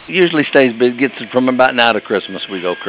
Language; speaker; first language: English; native; English